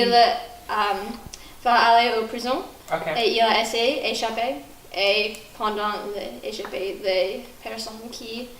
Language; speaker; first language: French; non-native, learner; English